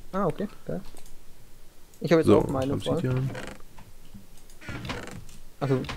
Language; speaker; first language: German; native; German